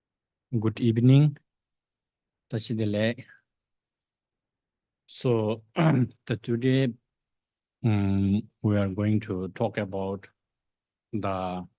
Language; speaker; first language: English; non-native, fluent; Tibetan